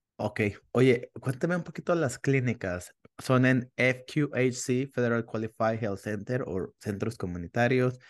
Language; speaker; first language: Spanish; native; Spanish